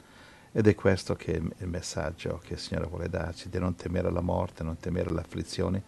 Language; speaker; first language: Italian; native; Italian